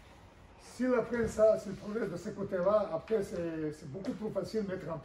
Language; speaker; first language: French; non-native, fluent; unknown